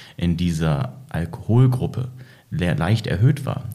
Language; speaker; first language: German; native; German